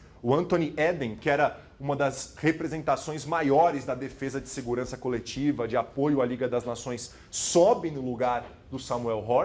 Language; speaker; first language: Portuguese; native; Portuguese